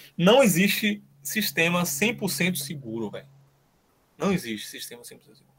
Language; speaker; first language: Portuguese; native; Portuguese